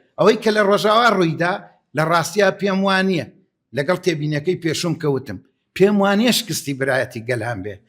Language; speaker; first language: Central Kurdish; native; Central Kurdish